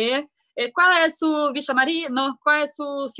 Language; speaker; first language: Spanish; non-native, learner; Portuguese